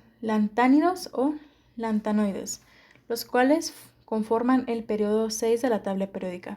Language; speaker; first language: Spanish; native; Spanish